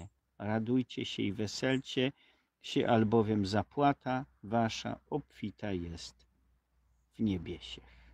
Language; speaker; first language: Polish; native; Polish